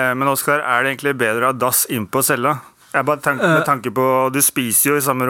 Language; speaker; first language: Norwegian; native; Norwegian